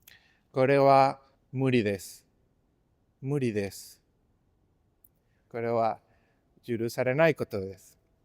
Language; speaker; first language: Japanese; non-native, fluent; Spanish